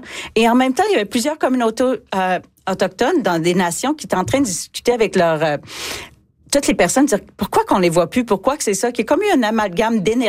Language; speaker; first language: French; native; French